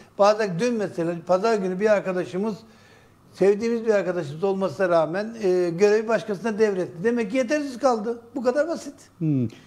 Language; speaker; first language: Turkish; native; Turkish